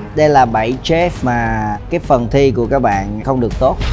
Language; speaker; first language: Vietnamese; native; Vietnamese